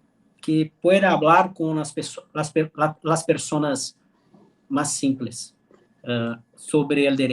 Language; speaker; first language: Spanish; non-native, learner; Portuguese